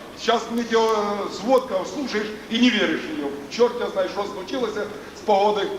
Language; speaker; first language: Russian; native; Russian